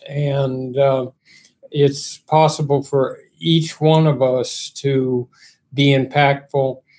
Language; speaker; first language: English; native; English